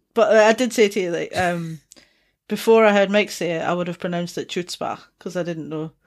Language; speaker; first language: English; native; English